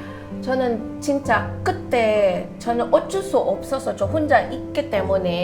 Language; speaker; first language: Korean; non-native, fluent; Filipino